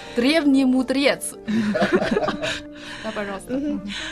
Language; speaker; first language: Russian; non-native, fluent; Chinese